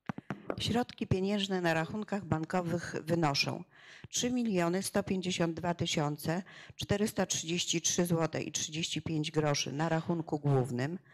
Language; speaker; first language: Polish; native; Polish